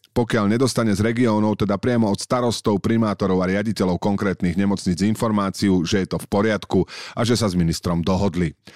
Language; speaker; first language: Slovak; native; Slovak